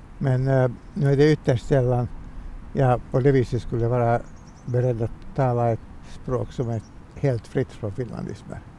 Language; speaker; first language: Swedish; native; Swedish